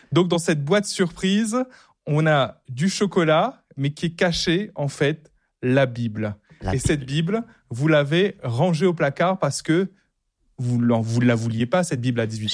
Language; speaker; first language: French; native; French